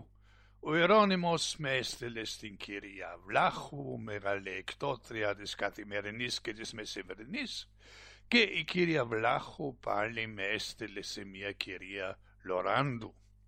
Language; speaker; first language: Greek; non-native, fluent; German